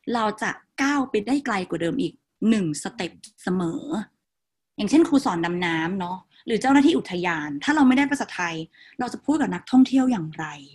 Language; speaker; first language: Thai; non-native, local second language; Northeastern Thai